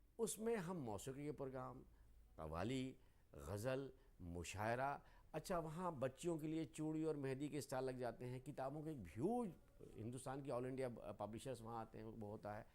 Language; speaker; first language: Urdu; native; Urdu